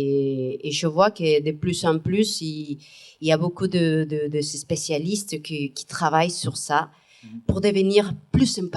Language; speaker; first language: French; non-native, fluent; Spanish